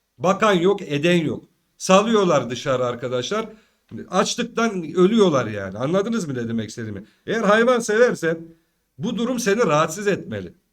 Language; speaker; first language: Turkish; early bilingual, heritage; Turkish